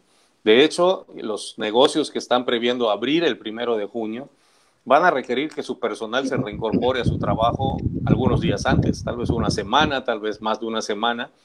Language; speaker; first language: Spanish; native; Spanish